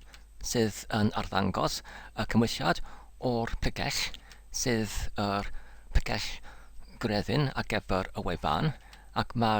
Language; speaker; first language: Welsh; non-native, learner; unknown